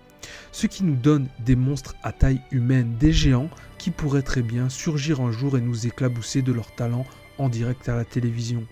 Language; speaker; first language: French; native; French